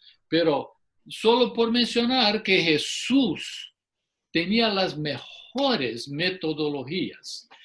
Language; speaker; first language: Spanish; non-native, fluent; English